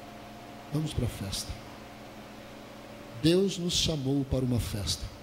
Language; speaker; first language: Portuguese; native; Portuguese